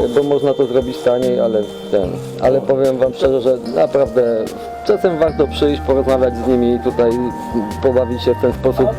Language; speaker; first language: Polish; native; Polish